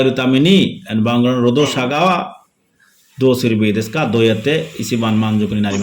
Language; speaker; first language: Japanese; non-native, fluent; Bangla